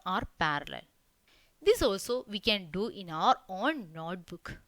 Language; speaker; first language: English; non-native, local second language; Malayalam